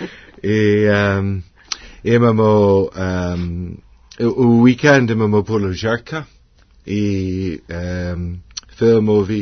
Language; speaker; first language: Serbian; non-native, learner; English